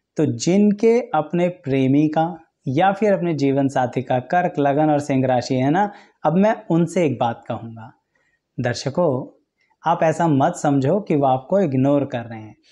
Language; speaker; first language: Hindi; native; Hindi